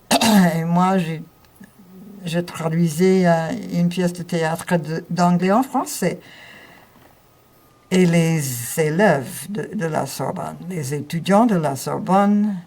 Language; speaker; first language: French; non-native, fluent; English